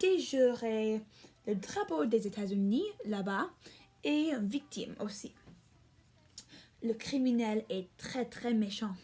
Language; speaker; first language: French; non-native, learner; English